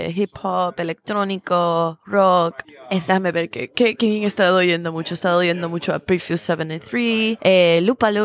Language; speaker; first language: Spanish; native; Spanish